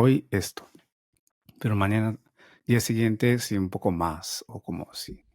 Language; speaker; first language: Spanish; non-native, learner; Japanese